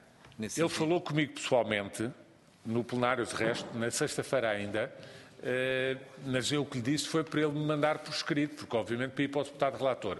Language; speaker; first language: Portuguese; native; Portuguese